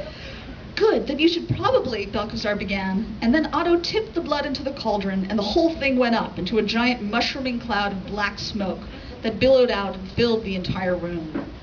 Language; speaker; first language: English; native; English